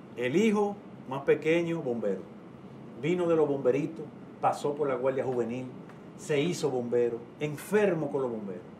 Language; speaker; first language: Spanish; native; Spanish